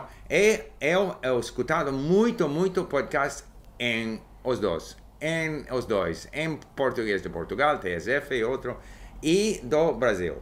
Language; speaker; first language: Portuguese; non-native, learner; English